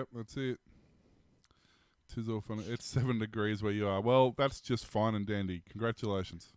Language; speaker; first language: English; native; English